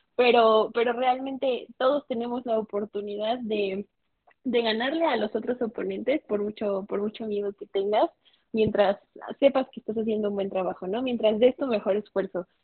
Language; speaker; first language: Spanish; native; Spanish